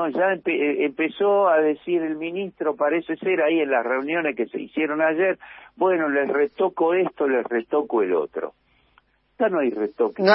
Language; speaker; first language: Spanish; native; Spanish